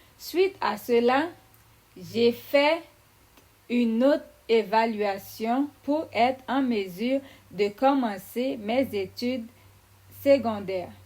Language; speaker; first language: French; non-native, fluent; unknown